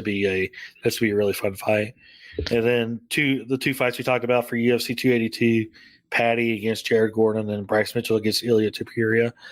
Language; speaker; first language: English; native; English